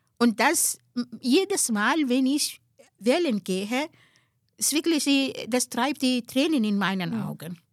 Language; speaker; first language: German; non-native, fluent; Arabic